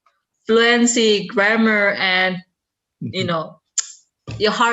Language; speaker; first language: English; non-native, fluent; Indonesian